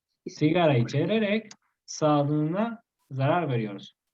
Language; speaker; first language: Turkish; non-native, learner; Spanish